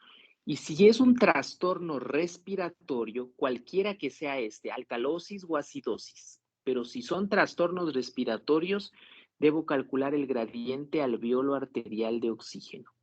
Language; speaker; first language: Spanish; native; Spanish